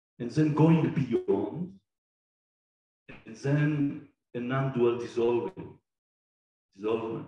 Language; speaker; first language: English; non-native, fluent; Hebrew